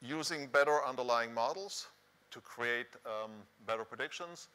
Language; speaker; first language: English; non-native, fluent; Swiss German